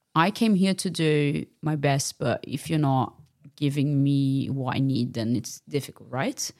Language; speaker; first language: English; non-native, fluent; Portuguese